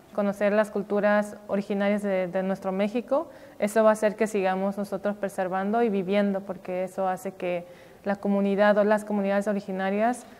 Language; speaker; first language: Spanish; non-native, local second language; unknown